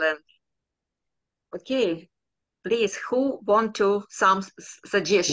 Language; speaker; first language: English; non-native, learner; Ukrainian